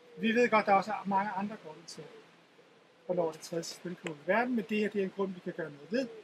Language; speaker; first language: Danish; native; Danish